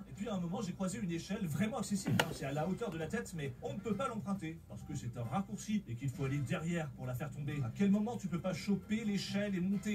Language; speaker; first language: French; native; French